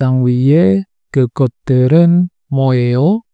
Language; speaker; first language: Korean; non-native, fluent; Indonesian